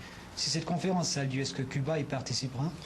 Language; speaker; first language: French; native; French